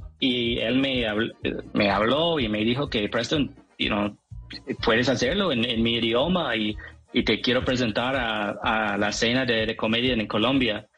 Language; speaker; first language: Spanish; non-native, fluent; English